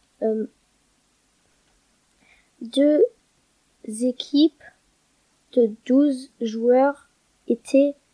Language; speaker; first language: French; non-native, learner; German